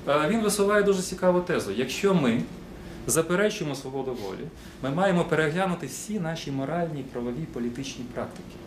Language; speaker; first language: Ukrainian; non-native, local second language; Russian